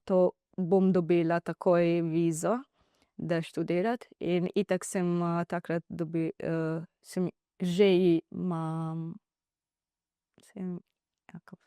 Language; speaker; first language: Slovenian; non-native, learner; Divehi